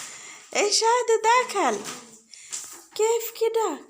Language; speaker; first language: Arabic; non-native, learner; Bangla